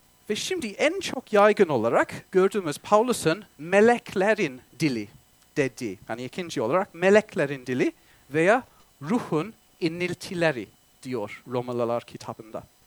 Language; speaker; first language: Turkish; non-native, fluent; English